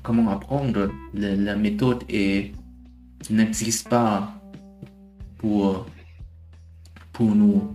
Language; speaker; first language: French; non-native, learner; German